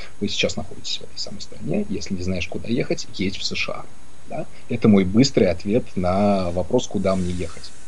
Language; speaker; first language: Russian; native; Russian